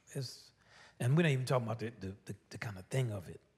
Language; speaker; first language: English; native; English